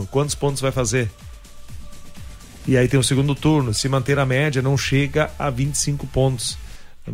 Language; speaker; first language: Portuguese; native; Portuguese